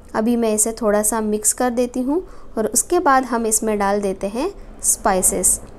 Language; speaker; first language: Hindi; non-native, local second language; Marathi